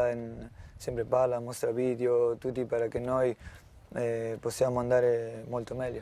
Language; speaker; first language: Italian; non-native, fluent; Spanish